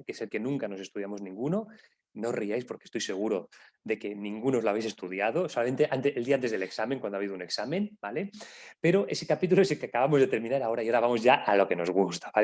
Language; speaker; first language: Spanish; native; Spanish